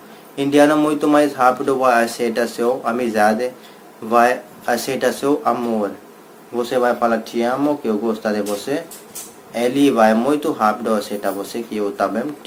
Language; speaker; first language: Portuguese; non-native, learner; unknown